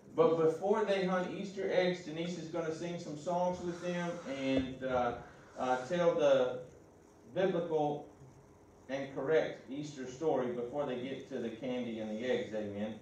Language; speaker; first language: English; native; English